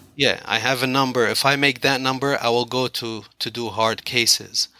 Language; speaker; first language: English; non-native, fluent; Arabic